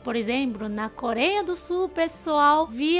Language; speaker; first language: Portuguese; non-native, fluent; Chinese